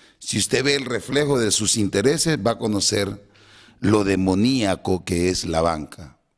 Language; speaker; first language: Spanish; native; Spanish